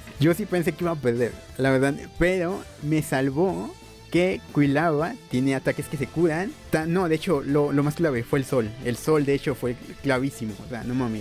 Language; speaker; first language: Spanish; native; Spanish